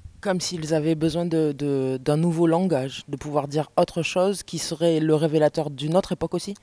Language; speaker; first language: French; native; French